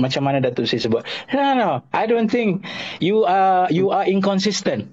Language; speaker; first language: English; non-native, local second language; Malay